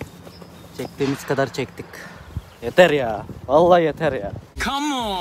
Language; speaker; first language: Turkish; non-native, fluent; Filipino